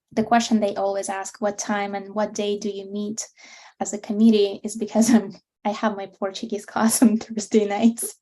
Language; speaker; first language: English; non-native, fluent; Russian